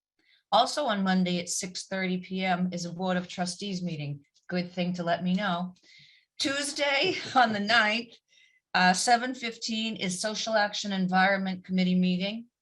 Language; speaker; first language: English; native; English